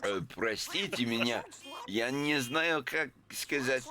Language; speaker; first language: Russian; non-native, learner; English